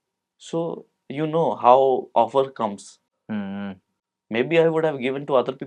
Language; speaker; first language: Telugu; non-native, local second language; Urdu